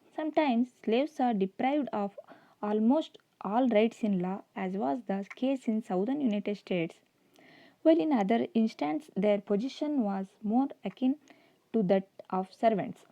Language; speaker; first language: English; non-native, local second language; Kannada